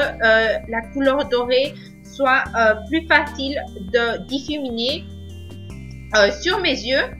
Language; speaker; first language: French; non-native, learner; Spanish